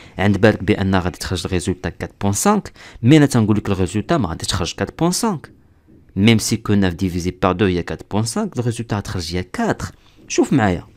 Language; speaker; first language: French; non-native, local second language; Arabic